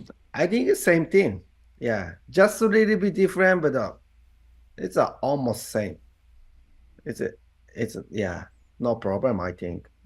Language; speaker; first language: English; non-native, learner; Japanese